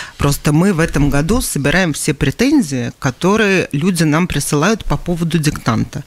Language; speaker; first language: Russian; native; Russian